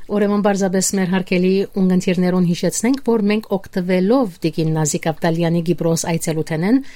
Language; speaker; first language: Armenian; native; Armenian